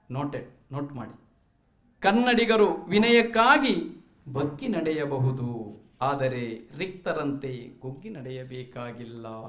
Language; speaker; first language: Kannada; non-native, local second language; Malayalam